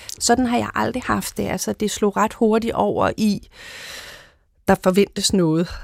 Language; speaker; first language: Danish; native; Danish